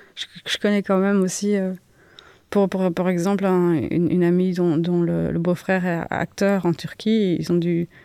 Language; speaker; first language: French; native; French